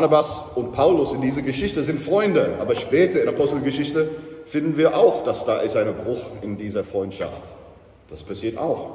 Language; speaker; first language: German; non-native, fluent; English